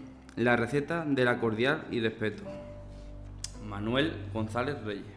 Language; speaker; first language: Spanish; native; Spanish